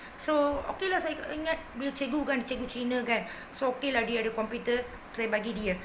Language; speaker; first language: Malay; non-native, local second language; Tamil